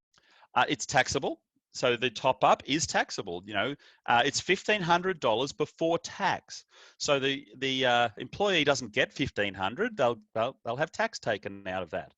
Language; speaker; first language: English; native; English